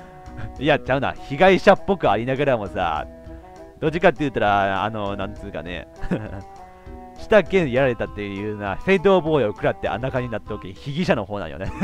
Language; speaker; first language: Japanese; native; Japanese